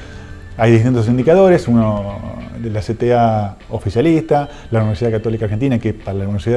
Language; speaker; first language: Spanish; native; Spanish